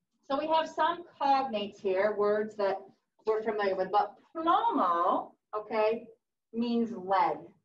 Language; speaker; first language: English; native; English